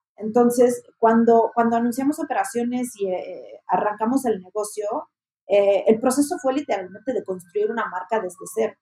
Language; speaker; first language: Spanish; non-native, fluent; Italian